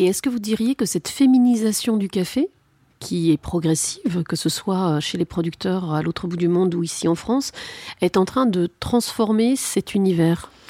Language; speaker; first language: French; native; French